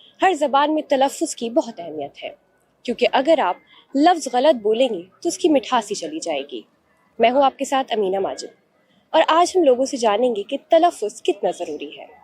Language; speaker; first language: Urdu; native; Urdu